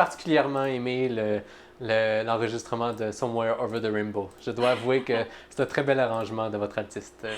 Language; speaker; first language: French; native; French